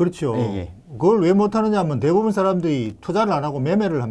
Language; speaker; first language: Korean; native; Korean